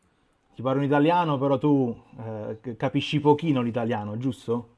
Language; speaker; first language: Italian; native; Italian